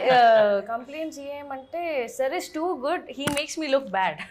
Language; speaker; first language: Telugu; non-native, learner; Kannada